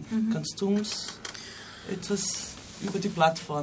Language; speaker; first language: German; non-native, fluent; Portuguese